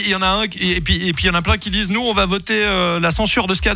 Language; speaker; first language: French; native; French